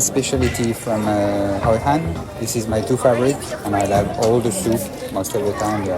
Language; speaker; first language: English; non-native, fluent; French